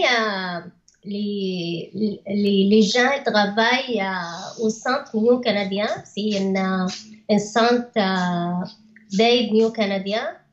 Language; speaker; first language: French; non-native, learner; Arabic